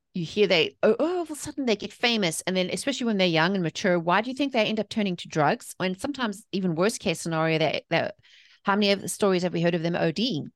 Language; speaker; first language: English; native; English